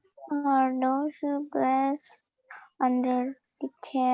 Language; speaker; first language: English; non-native, learner; Indonesian